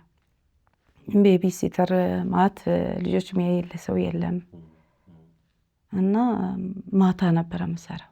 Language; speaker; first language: Amharic; early bilingual, heritage; Amharic